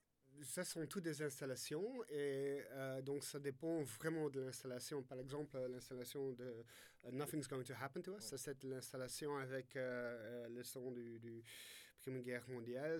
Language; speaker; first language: French; non-native, fluent; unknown